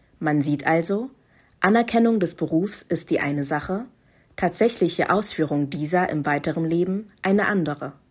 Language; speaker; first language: German; native; German